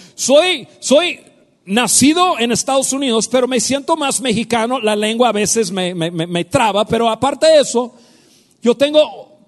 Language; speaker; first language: Spanish; non-native, fluent; English